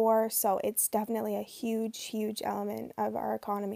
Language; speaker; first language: English; native; English